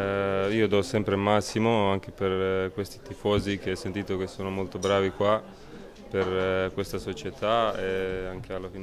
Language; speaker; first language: Italian; non-native, learner; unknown